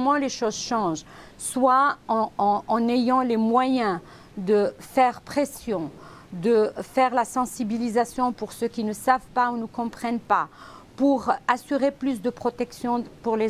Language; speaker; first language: French; non-native, local second language; Arabic